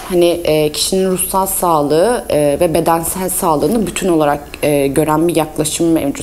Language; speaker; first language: Turkish; early bilingual, heritage; Turkish